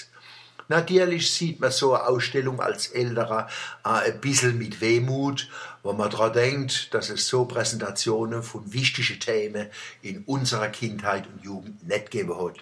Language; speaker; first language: German; native; German